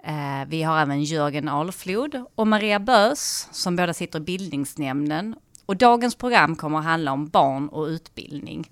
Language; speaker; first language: Swedish; native; Swedish